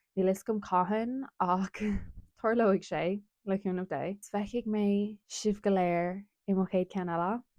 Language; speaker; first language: Irish; non-native, local second language; English